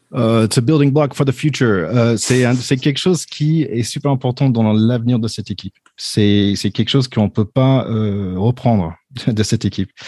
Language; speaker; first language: French; non-native, fluent; English